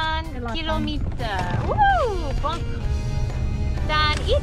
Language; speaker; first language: Indonesian; non-native, learner; English